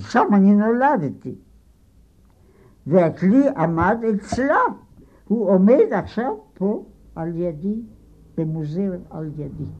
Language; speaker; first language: Hebrew; non-native, fluent; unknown